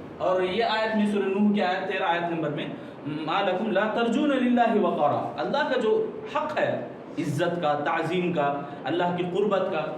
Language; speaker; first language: Urdu; native; Urdu